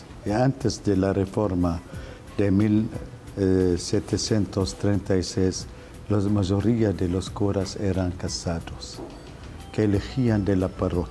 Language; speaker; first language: Spanish; non-native, fluent; Arabic